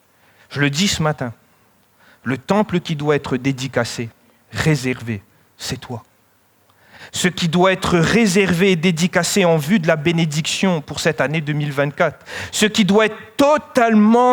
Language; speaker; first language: French; native; French